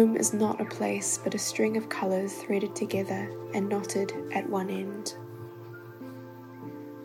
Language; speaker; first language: English; native; English